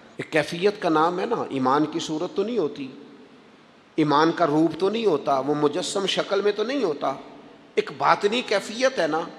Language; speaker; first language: Urdu; non-native, local second language; Punjabi